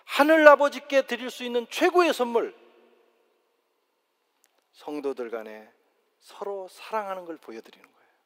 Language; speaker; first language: Korean; native; Korean